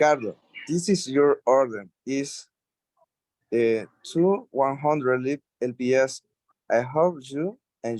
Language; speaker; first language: English; non-native, learner; Spanish